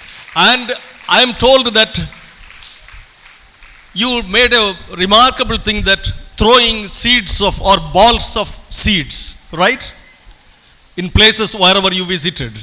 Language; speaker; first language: English; non-native, local second language; Tamil